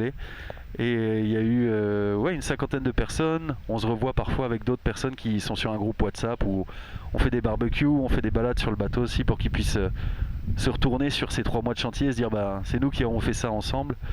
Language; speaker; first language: French; native; French